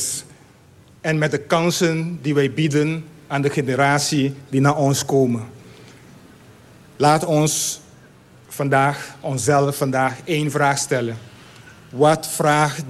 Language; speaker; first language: Dutch; non-native, fluent; Papiamento